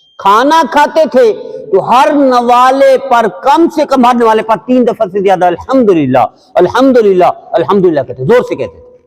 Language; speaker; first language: Urdu; non-native, local second language; Punjabi